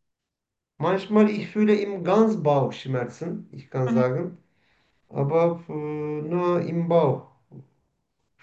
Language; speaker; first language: German; non-native, learner; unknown